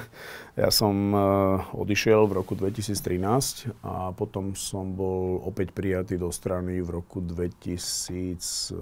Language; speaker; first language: Slovak; native; Slovak